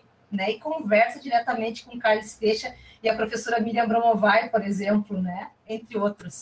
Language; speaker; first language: Portuguese; native; Portuguese